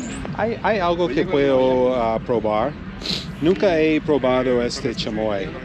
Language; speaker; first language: Spanish; non-native, learner; English